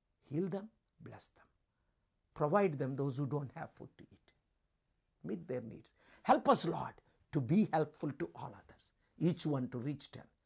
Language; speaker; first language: English; non-native, local second language; Telugu